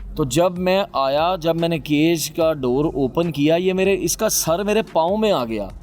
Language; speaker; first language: Urdu; non-native, local second language; Punjabi